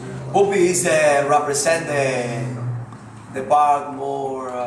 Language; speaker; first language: English; non-native, learner; Spanish